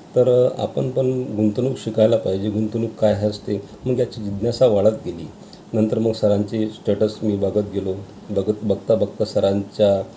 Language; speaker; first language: Marathi; native; Marathi